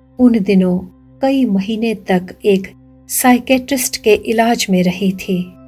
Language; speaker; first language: Hindi; native; Hindi